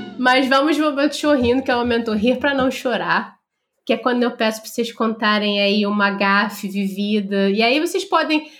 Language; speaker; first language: Portuguese; native; Portuguese